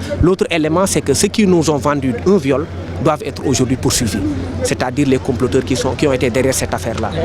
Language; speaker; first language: French; non-native, local second language; Wolof